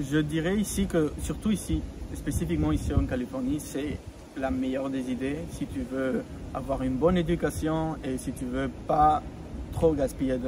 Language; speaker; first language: French; non-native, fluent; Spanish